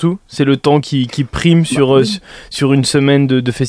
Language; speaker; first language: French; native; French